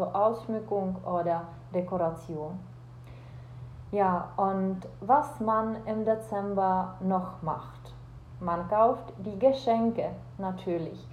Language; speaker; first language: German; non-native, fluent; Czech